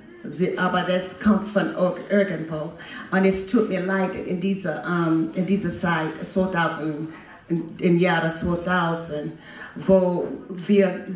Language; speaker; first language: German; non-native, fluent; English